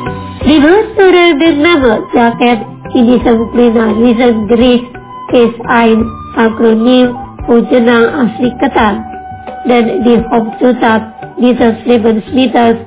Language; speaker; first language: German; non-native, fluent; Indonesian